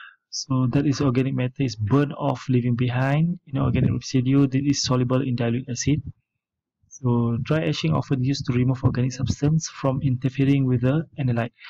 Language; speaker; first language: English; non-native, local second language; Malay